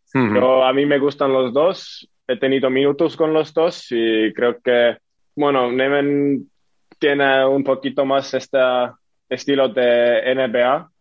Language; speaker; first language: Spanish; non-native, fluent; Estonian